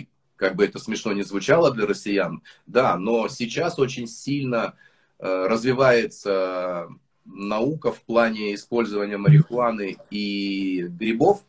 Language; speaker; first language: Russian; native; Russian